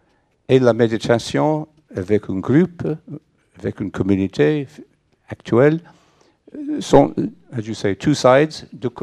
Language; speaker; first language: French; non-native, fluent; English